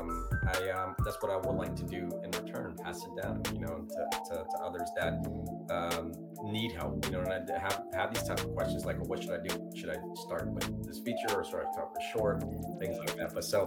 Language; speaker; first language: English; early bilingual, other home language; Italian